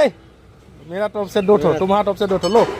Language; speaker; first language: Hindi; non-native, local second language; Assamese